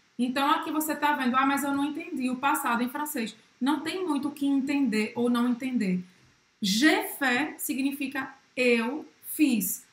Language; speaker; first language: Portuguese; native; Portuguese